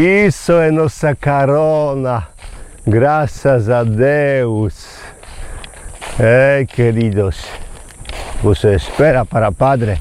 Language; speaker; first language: Portuguese; non-native, learner; Polish